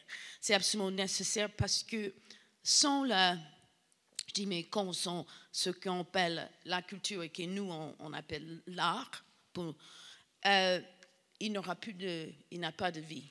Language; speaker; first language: French; non-native, fluent; English